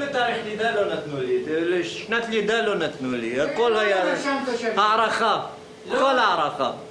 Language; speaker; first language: Hebrew; non-native, fluent; Arabic